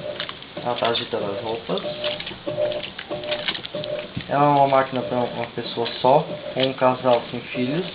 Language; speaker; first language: Portuguese; native; Portuguese